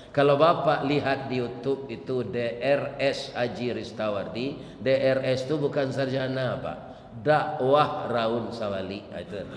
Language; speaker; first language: Malay; non-native, local second language; Minangkabau